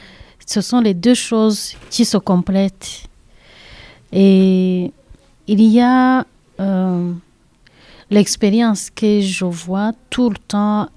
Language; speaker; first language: French; non-native, learner; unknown